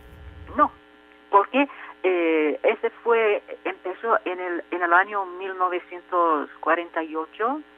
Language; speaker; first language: Spanish; non-native, fluent; Turkish